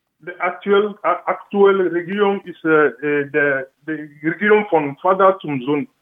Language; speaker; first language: German; non-native, learner; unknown